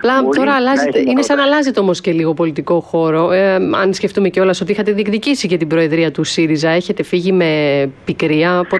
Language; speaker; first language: Greek; native; Greek